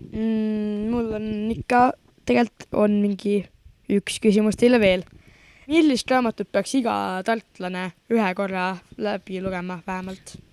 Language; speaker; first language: Estonian; native; Estonian